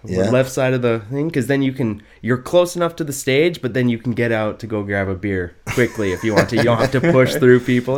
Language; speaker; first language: English; native; English